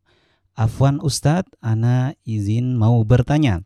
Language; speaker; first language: Indonesian; native; Indonesian